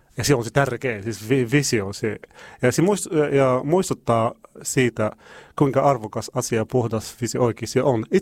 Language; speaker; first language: Finnish; non-native, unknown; Arabic